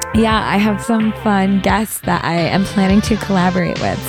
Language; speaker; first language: English; native; English